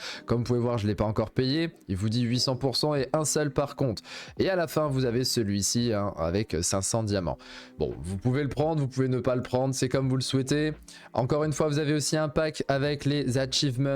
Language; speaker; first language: French; native; French